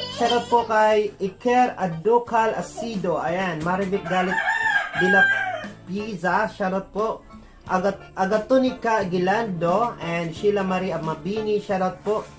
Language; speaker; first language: Filipino; non-native, local second language; Waray